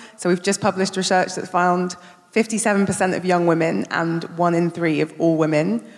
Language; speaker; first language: English; native; English